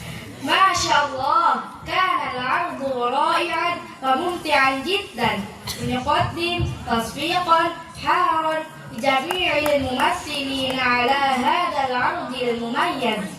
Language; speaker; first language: Arabic; non-native, learner; Indonesian